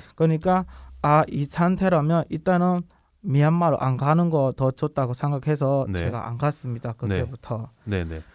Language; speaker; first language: Korean; non-native, learner; Burmese